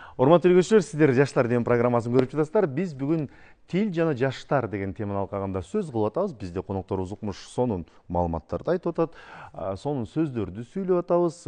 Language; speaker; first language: Kyrgyz; native; Kyrgyz